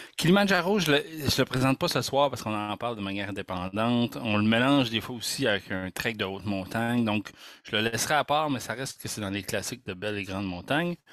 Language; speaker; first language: French; native; French